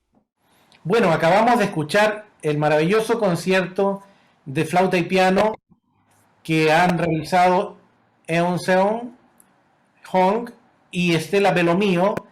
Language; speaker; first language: Spanish; native; Spanish